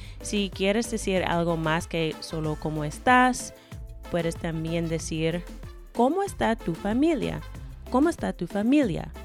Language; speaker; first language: Spanish; non-native, fluent; English